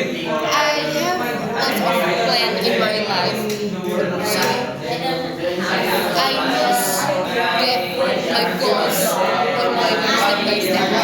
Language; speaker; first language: English; non-native, learner; Indonesian